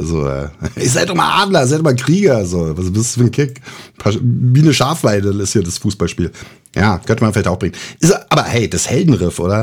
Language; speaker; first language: German; native; German